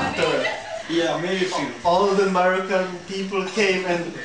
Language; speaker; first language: English; non-native, learner; Czech